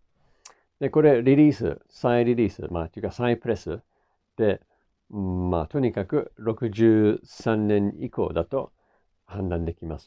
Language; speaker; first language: Japanese; non-native, fluent; English